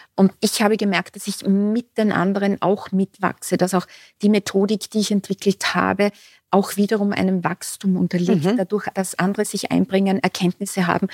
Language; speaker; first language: German; native; German